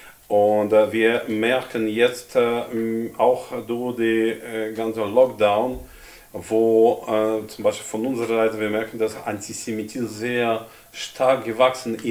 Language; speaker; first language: German; non-native, fluent; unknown